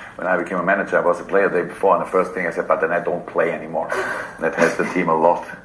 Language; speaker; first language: English; non-native, fluent; German